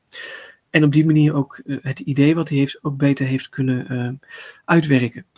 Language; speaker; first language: Dutch; native; Dutch